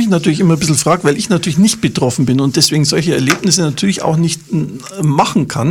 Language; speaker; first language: German; native; German